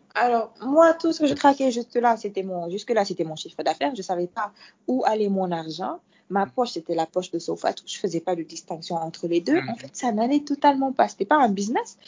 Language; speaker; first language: French; non-native, local second language; Fula